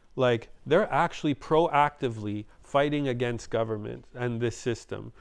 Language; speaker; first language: English; native; English